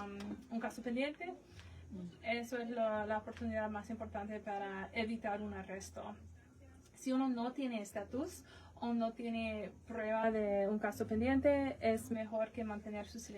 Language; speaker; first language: Spanish; non-native, fluent; English